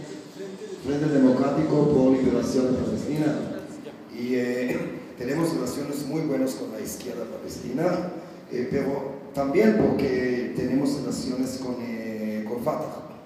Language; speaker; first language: Spanish; non-native, learner; Hebrew